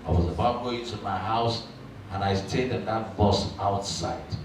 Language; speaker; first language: English; non-native, local second language; Yoruba